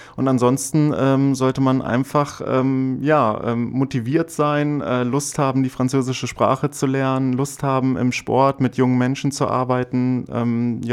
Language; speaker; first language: German; native; German